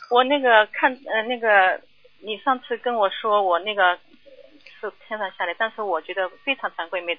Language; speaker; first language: Chinese; native; Chinese